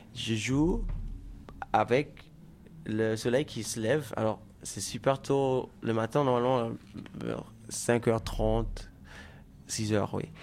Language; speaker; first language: French; non-native, fluent; German